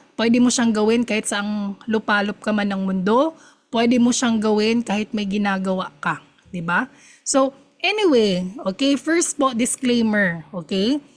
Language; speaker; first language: Filipino; non-native, local second language; Cebuano